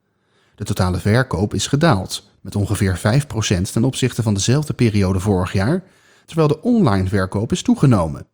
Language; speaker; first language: Dutch; native; Dutch